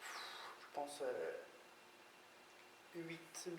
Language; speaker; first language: French; non-native, learner; Norwegian